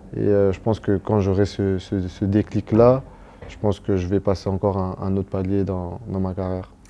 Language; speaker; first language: French; early bilingual, other home language; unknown